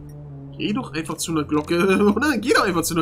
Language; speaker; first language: German; native; German